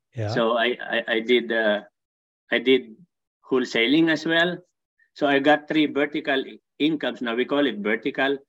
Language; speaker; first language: English; non-native, local second language; Filipino